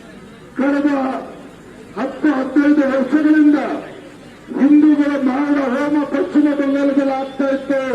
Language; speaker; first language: Kannada; native; Kannada